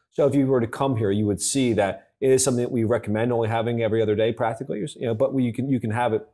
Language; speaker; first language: English; native; English